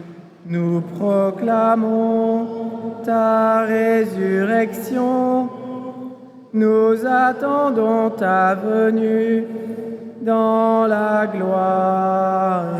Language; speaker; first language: French; native; French